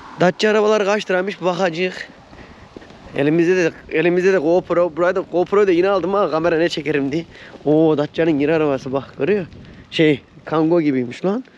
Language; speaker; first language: Turkish; native; Turkish